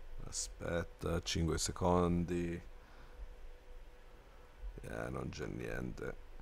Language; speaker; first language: Italian; non-native, learner; English